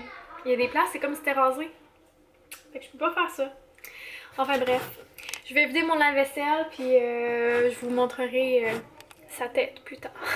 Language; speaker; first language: French; native; French